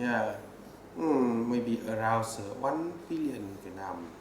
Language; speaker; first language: English; non-native, learner; Vietnamese